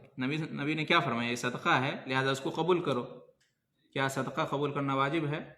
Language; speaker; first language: Urdu; native; Urdu